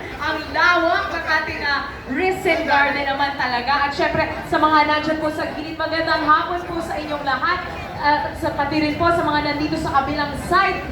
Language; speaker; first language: Filipino; native; Filipino